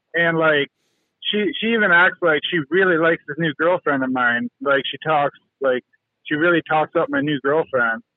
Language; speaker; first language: English; native; English